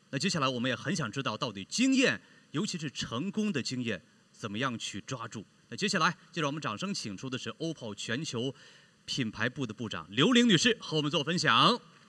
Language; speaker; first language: Chinese; native; Chinese